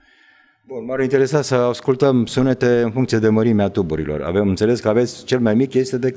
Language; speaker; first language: Romanian; native; Romanian